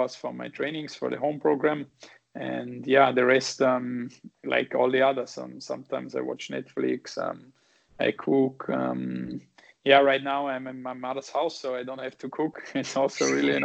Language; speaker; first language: English; non-native, fluent; German